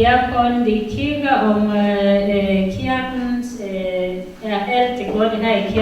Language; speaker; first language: Danish; non-native, learner; Kinyarwanda